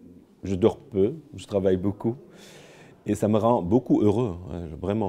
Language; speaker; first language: French; non-native, fluent; Arabic